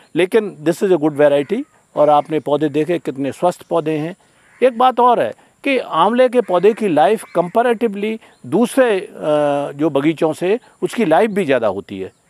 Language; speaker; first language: Hindi; native; Hindi